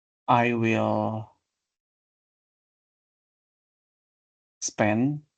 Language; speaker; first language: English; non-native, learner; Indonesian